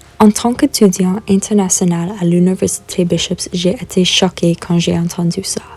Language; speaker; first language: French; non-native, local second language; English